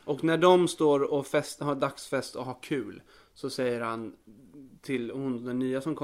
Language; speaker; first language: Swedish; native; Swedish